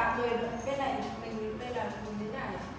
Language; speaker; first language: Vietnamese; native; Vietnamese